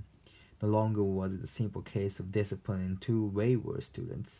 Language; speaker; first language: English; non-native, fluent; Japanese